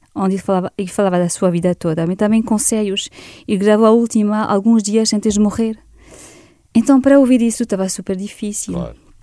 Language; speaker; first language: Portuguese; non-native, fluent; French